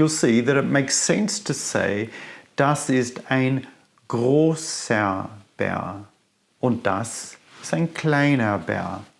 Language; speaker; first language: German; non-native, fluent; English